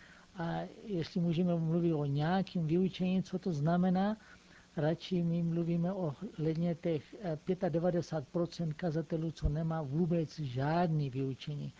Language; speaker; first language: Czech; non-native, fluent; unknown